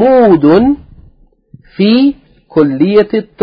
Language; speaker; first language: Arabic; non-native, fluent; English